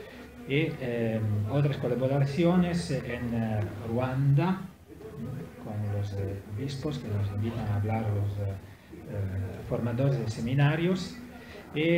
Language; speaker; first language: Spanish; non-native, learner; Italian